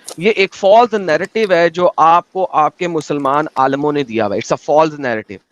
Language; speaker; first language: Urdu; native; Urdu